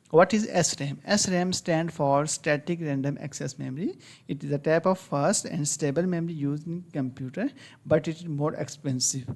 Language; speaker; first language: English; non-native, local second language; Urdu